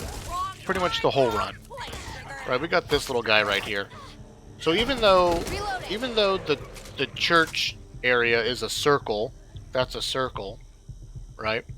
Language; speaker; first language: English; native; English